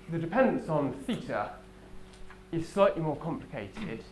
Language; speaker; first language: English; native; English